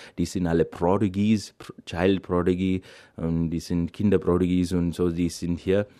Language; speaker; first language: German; non-native, fluent; Malayalam